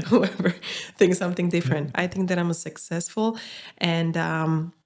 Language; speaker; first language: English; non-native, fluent; Slovak